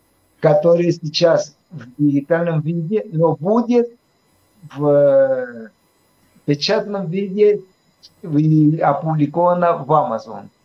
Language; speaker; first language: Russian; non-native, fluent; Spanish